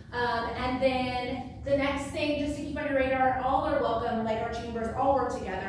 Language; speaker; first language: English; native; English